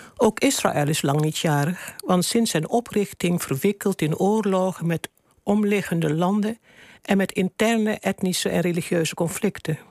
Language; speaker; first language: Dutch; native; Dutch